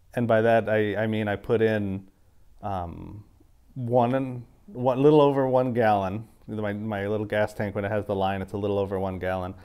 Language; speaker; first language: English; native; English